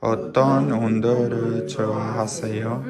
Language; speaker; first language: Korean; non-native, learner; Spanish